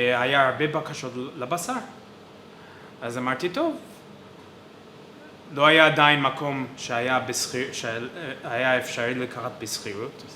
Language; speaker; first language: Hebrew; non-native, fluent; English